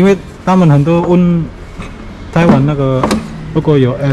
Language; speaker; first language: Chinese; non-native, learner; Indonesian